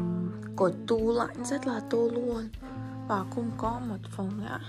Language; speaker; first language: Vietnamese; non-native, learner; Russian